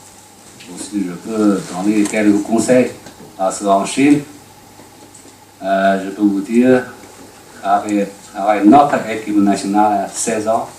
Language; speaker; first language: French; non-native, learner; Chinese